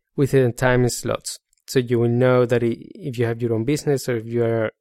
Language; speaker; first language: English; non-native, fluent; Spanish